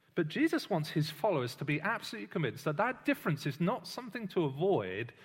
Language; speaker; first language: English; native; English